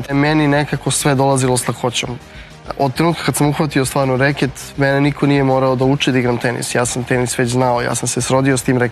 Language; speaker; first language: Serbian; native; Serbian